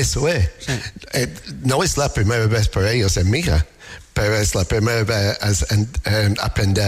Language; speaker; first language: Spanish; non-native, learner; English